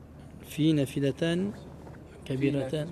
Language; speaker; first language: Arabic; non-native, fluent; French